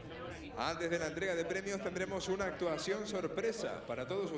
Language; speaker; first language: Spanish; native; Spanish